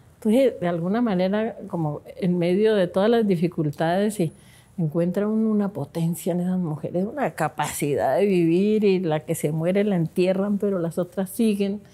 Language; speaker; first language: Spanish; native; Spanish